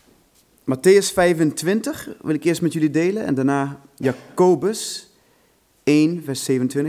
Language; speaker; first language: Dutch; non-native, fluent; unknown